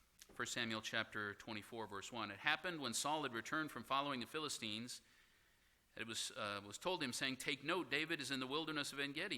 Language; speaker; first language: English; native; English